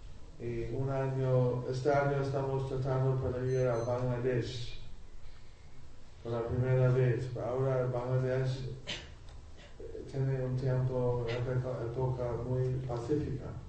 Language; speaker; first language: Spanish; non-native, learner; English